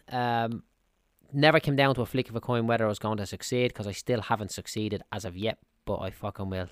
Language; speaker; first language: English; native; English